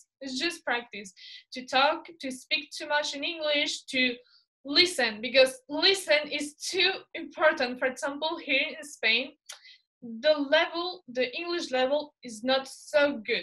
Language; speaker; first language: English; non-native, fluent; Spanish